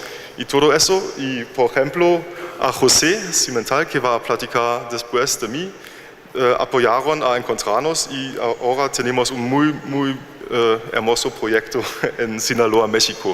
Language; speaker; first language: Spanish; non-native, fluent; German